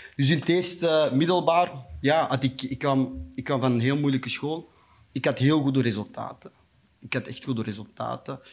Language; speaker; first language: Dutch; non-native, local second language; Turkish